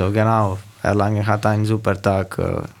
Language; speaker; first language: German; non-native, fluent; Slovenian